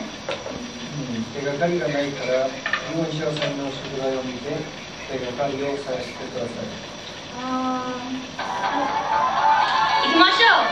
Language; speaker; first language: Japanese; non-native, learner; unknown